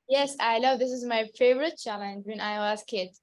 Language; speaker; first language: English; non-native, learner; Arabic